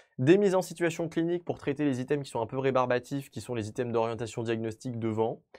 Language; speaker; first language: French; native; French